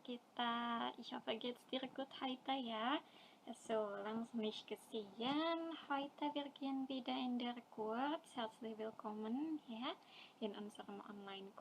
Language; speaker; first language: German; non-native, fluent; Indonesian